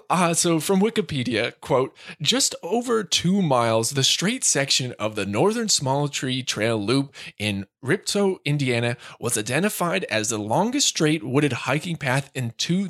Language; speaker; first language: English; native; English